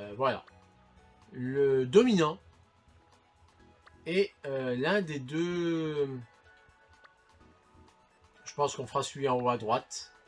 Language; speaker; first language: French; native; French